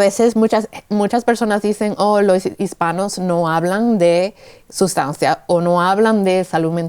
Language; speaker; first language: Spanish; early bilingual, heritage; Spanish